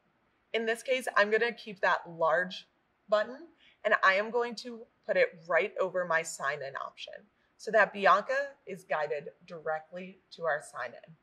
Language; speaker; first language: English; native; English